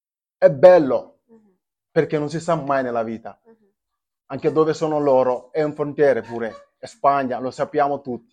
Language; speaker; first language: Italian; non-native, fluent; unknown